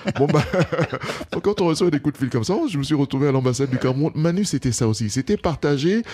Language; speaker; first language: French; non-native, local second language; Duala